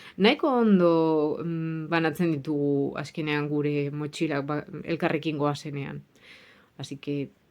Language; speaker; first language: Basque; native; Basque